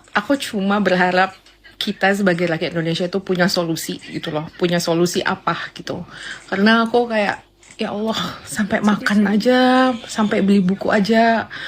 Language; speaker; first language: Indonesian; native; Indonesian